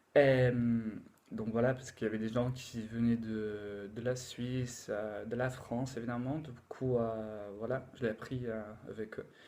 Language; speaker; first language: French; non-native, fluent; English